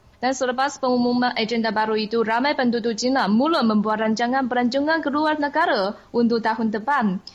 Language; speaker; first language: Malay; non-native, fluent; Chinese